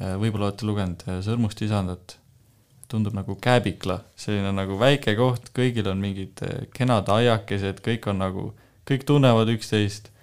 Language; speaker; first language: Estonian; native; Estonian